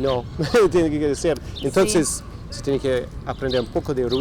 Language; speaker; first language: Spanish; non-native, fluent; English